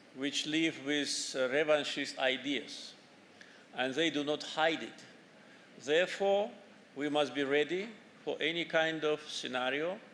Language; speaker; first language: English; non-native, fluent; Azerbaijani